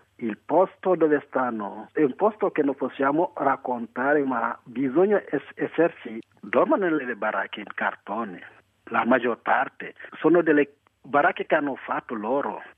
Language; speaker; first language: Italian; non-native, fluent; Wolof